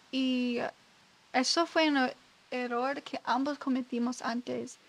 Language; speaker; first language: Spanish; non-native, learner; English